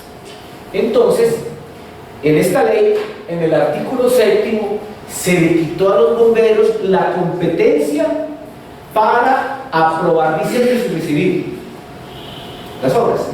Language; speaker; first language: Spanish; native; Spanish